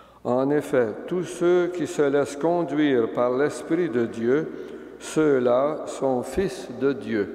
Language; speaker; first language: French; native; French